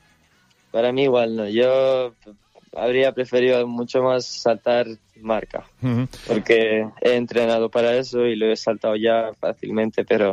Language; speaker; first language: Spanish; early bilingual, other home language; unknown